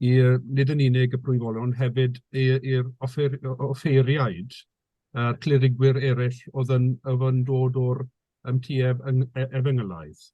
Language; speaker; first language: Welsh; native; Welsh